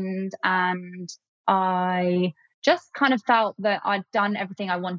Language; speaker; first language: English; native; English